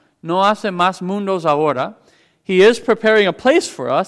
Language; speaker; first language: Spanish; non-native, fluent; English